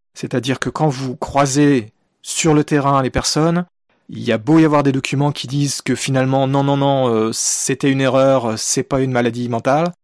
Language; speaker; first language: French; native; French